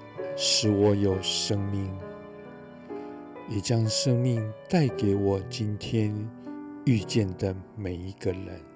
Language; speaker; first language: Chinese; native; Chinese